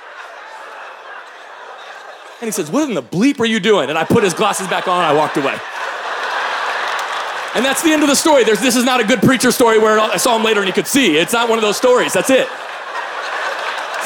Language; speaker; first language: English; native; English